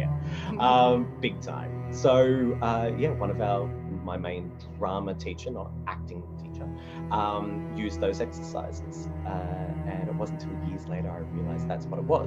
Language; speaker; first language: English; native; English